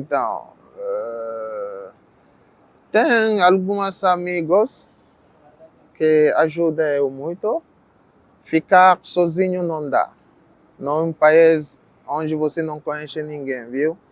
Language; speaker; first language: Portuguese; non-native, learner; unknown